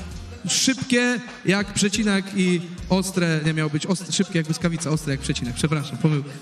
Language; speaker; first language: Polish; native; Polish